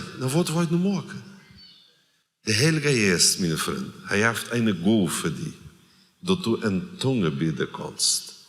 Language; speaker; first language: German; non-native, learner; Plautdietsch